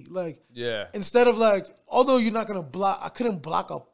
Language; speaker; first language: English; native; English